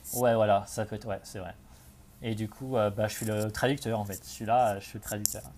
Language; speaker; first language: French; native; French